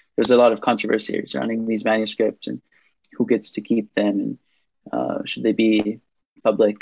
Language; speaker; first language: English; non-native, fluent; Hebrew